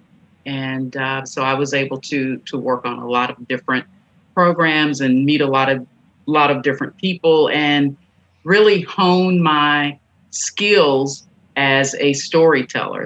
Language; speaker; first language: English; native; English